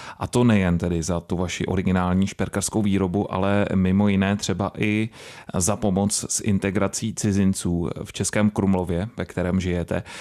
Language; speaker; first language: Czech; native; Czech